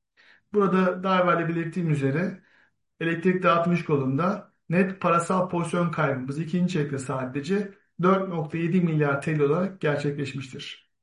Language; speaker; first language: Turkish; native; Turkish